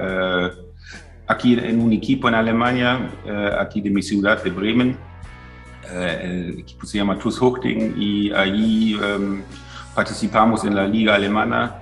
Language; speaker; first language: Spanish; non-native, fluent; German